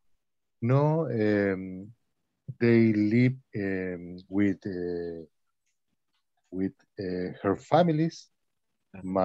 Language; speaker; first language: English; non-native, learner; Spanish